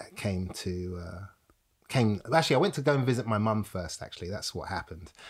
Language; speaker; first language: English; native; English